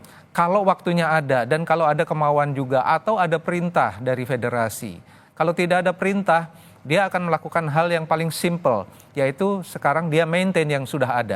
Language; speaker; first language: Indonesian; native; Indonesian